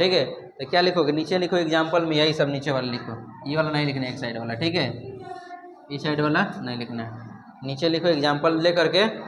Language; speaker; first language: Hindi; native; Hindi